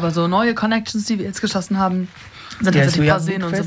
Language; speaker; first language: German; native; German